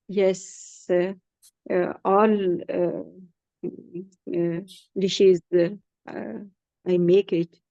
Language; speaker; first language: English; non-native, learner; Urdu